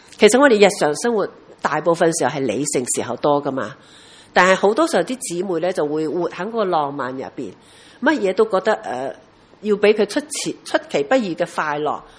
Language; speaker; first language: Chinese; non-native, local second language; Cantonese